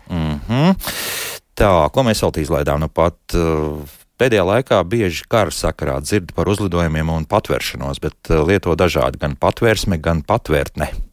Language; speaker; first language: Latvian; native; Latvian